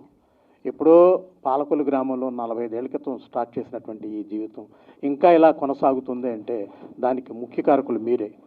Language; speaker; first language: Telugu; native; Telugu